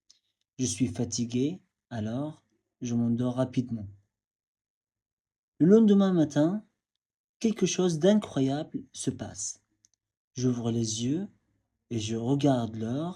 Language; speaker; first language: French; non-native, fluent; Arabic